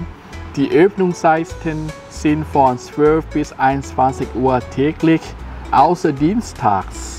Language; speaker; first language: German; non-native, fluent; Thai